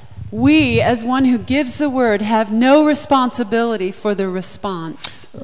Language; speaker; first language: English; native; English